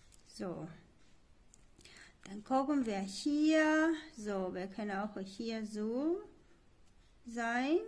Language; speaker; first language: German; non-native, learner; Chinese